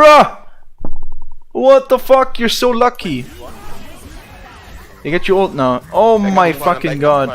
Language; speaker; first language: English; non-native, fluent; German